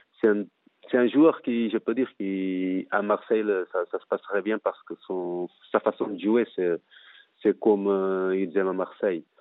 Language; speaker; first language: French; non-native, fluent; Portuguese